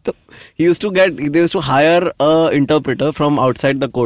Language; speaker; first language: Hindi; native; Hindi